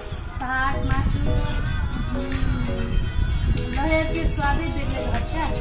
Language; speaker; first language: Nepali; non-native, local second language; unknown